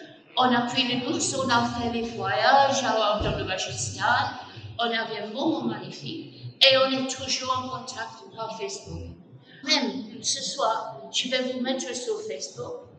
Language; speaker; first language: French; non-native, fluent; English